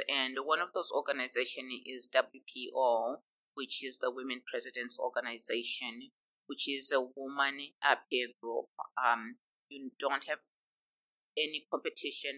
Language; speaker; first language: English; non-native, local second language; Shona